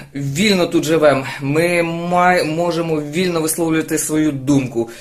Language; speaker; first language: Ukrainian; non-native, local second language; Russian